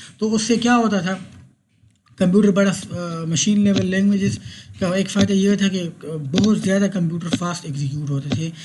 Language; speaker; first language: Urdu; non-native, local second language; Pashto